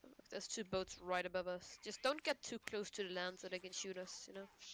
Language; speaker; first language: English; non-native, fluent; Danish